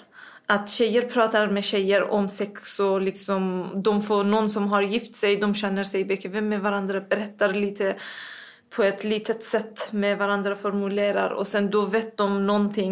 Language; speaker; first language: Swedish; non-native, fluent; Persian